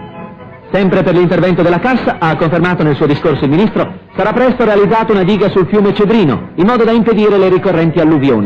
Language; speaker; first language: Italian; native; Italian